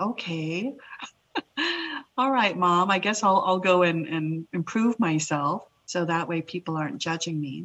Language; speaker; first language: English; early bilingual, other home language; Lao